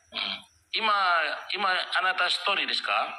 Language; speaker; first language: Japanese; non-native, learner; Indonesian